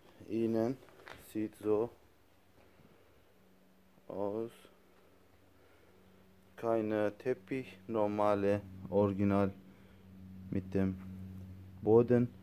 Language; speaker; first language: German; non-native, learner; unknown